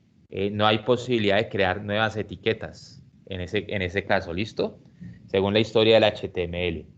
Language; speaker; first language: Spanish; native; Spanish